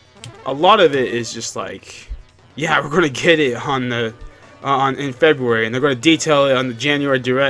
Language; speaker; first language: English; native; English